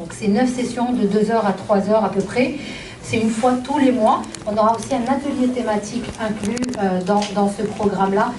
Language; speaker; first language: French; non-native, local second language; Arabic